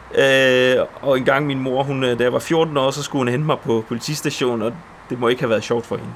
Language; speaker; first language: Danish; early bilingual, other home language; Polish